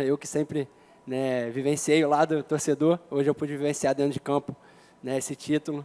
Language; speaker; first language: Portuguese; native; Portuguese